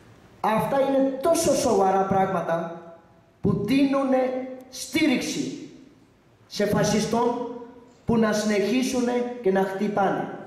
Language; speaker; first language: Greek; non-native, learner; Urdu